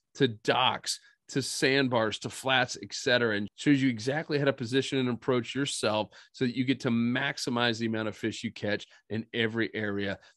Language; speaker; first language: English; native; English